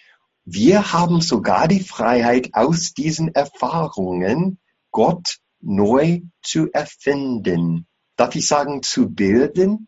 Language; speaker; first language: German; non-native, fluent; English